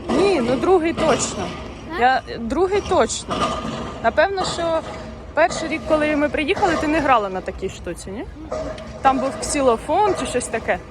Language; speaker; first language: Ukrainian; native; Ukrainian